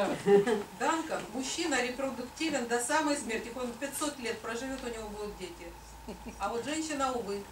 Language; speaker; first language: Russian; native; Russian